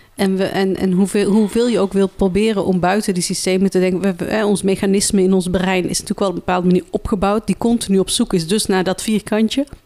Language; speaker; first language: Dutch; early bilingual, other home language; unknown